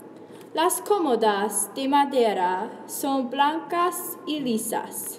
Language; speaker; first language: Spanish; non-native, learner; English